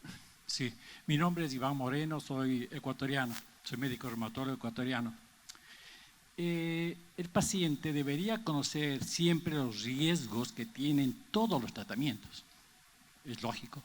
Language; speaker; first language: Spanish; native; Spanish